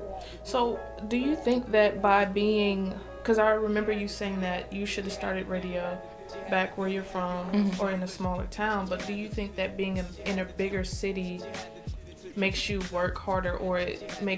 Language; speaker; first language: English; native; English